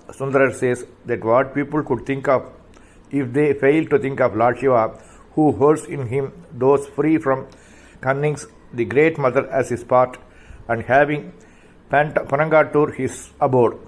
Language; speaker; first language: English; non-native, local second language; Tamil